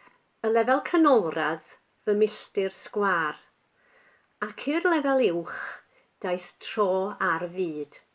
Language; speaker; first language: Welsh; native; Welsh